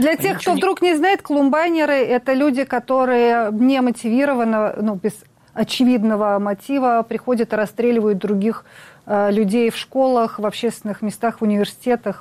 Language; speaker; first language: Russian; native; Russian